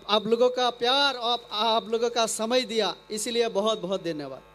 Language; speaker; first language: Hindi; non-native, local second language; Bangla